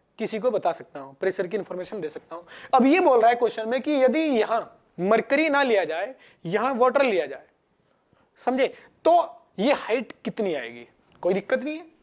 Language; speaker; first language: Hindi; non-native, local second language; Gujarati